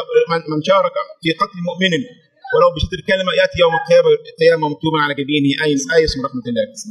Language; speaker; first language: Arabic; native; Arabic